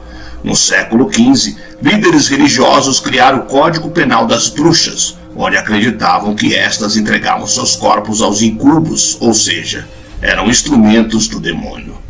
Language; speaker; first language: Portuguese; native; Portuguese